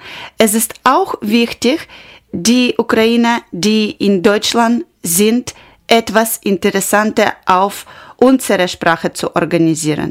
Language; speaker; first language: German; non-native, learner; Ukrainian